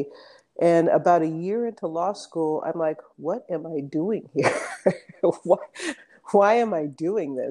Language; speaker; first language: English; native; English